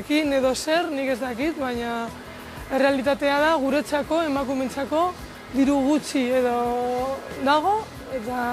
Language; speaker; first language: Basque; non-native, local second language; Spanish